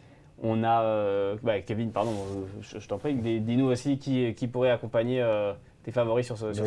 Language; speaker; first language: French; native; French